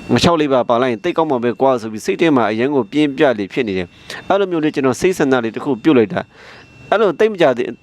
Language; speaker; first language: Burmese; native; Burmese